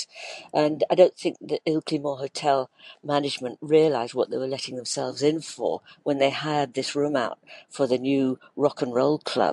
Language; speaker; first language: English; native; English